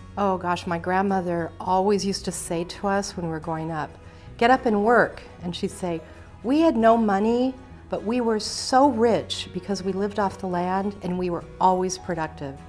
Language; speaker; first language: English; native; English